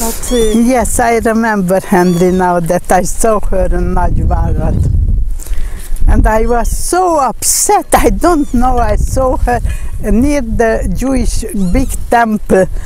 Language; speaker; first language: English; non-native, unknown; Hungarian